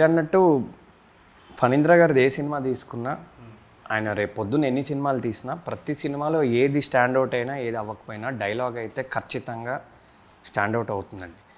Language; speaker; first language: Telugu; native; Telugu